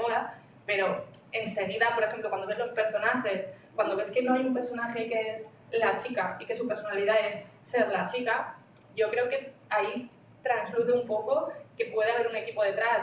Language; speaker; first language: Spanish; native; Spanish